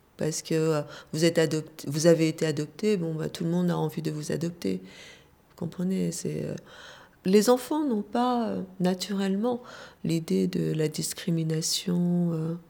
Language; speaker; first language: French; early bilingual, other home language; Korean